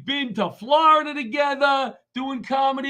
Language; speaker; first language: English; native; English